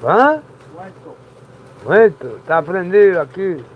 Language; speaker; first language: Spanish; early bilingual, heritage; Spanish